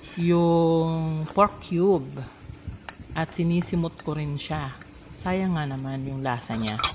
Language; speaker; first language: Filipino; non-native, local second language; Pampanga